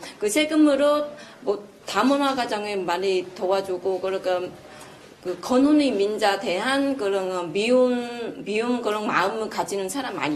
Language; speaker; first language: Korean; non-native, fluent; Vietnamese